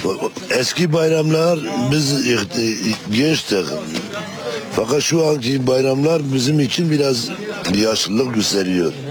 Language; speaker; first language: Turkish; non-native, local second language; Kurdish